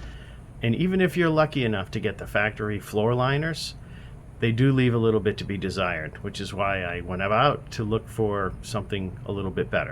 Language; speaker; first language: English; native; English